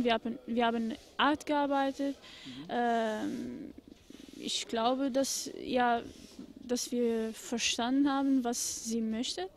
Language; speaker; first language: German; non-native, fluent; Portuguese